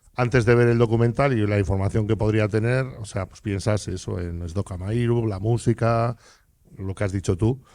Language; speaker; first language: Spanish; native; Spanish